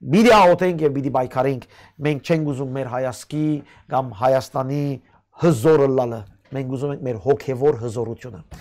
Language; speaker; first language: Armenian; early bilingual, heritage; Armenian